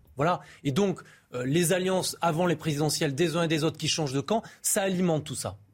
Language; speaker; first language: French; native; French